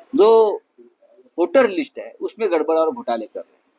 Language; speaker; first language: Hindi; non-native, local second language; Marathi